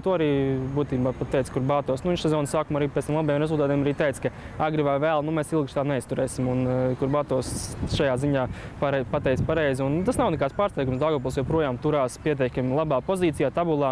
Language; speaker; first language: Latvian; native; Latvian